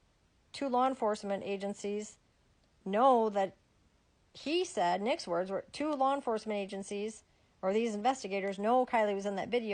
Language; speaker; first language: English; native; English